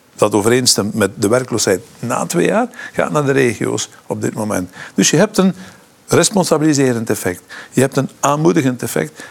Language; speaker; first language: Dutch; native; Dutch